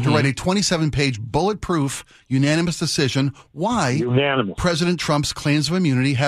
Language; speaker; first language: English; native; English